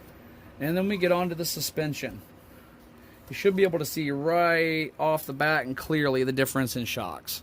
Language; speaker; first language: English; native; English